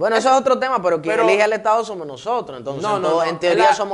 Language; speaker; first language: Spanish; native; Spanish